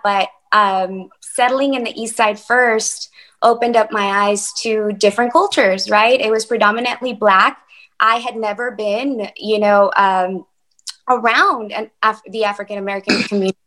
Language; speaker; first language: English; early bilingual, other home language; Spanish